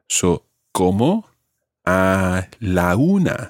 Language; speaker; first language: Spanish; non-native, fluent; English